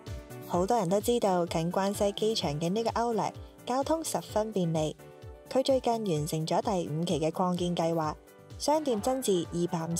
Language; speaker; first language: Cantonese; native; Cantonese